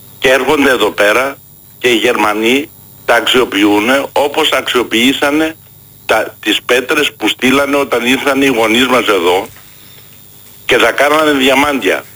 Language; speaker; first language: Greek; early bilingual, heritage; Greek